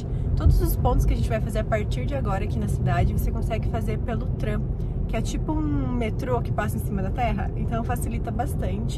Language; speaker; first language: Portuguese; native; Portuguese